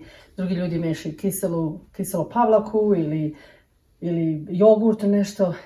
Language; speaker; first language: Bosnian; early bilingual, heritage; Serbian